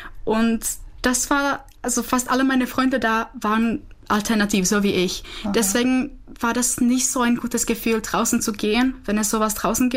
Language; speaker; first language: German; non-native, fluent; Czech